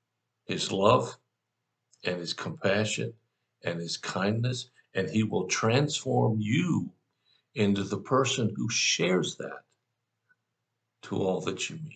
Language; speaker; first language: English; native; English